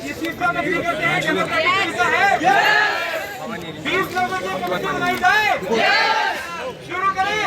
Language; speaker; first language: Hindi; native; Hindi